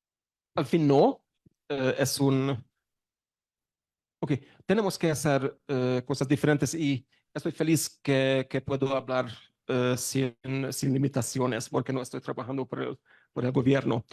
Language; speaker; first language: Spanish; non-native, learner; Hungarian